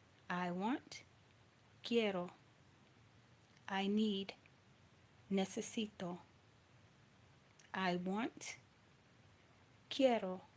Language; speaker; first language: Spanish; non-native, learner; English